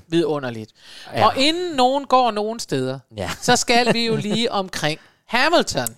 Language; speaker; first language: Danish; native; Danish